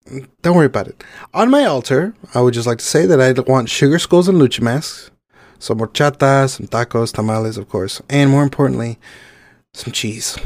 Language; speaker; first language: English; non-native, fluent; Spanish